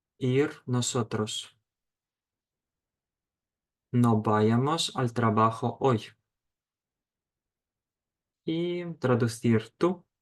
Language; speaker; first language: Spanish; non-native, fluent; Ukrainian